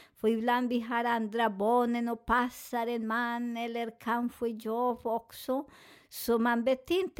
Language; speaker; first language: Swedish; non-native, fluent; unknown